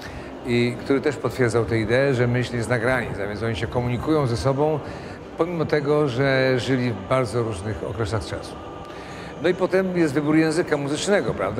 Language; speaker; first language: Polish; native; Polish